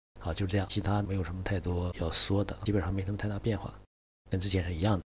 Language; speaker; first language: Chinese; native; Chinese